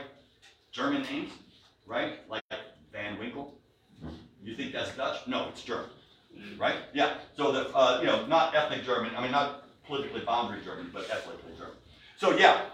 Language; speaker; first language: English; native; English